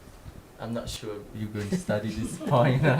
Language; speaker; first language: English; non-native, learner; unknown